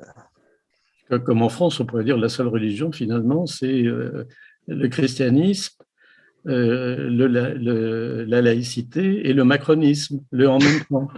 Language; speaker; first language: French; native; French